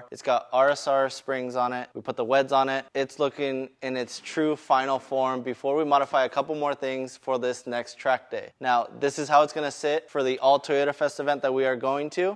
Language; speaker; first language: English; native; English